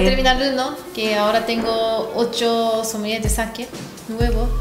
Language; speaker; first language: Spanish; non-native, fluent; Japanese